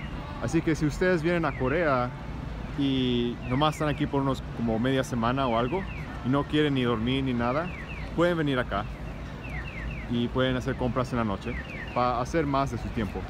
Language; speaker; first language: Spanish; early bilingual, heritage; Spanish